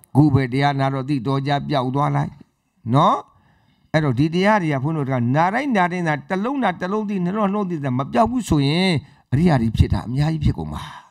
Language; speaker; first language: Burmese; native; Burmese